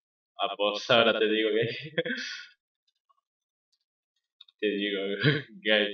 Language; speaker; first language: Spanish; native; Spanish